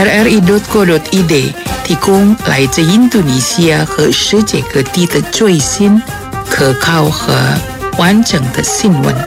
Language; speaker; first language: Chinese; early bilingual, heritage; Chinese